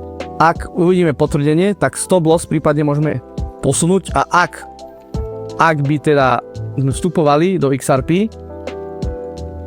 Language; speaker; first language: Slovak; native; Slovak